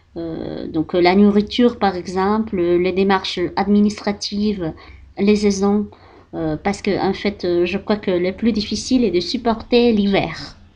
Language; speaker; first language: French; non-native, fluent; Spanish